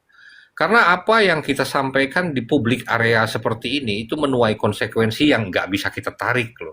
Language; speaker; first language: Indonesian; native; Indonesian